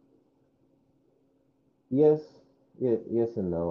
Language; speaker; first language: English; native; English